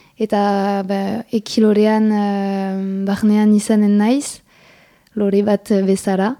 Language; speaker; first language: Basque; non-native, local second language; French